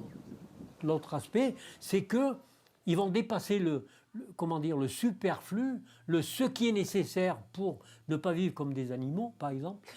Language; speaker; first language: French; native; French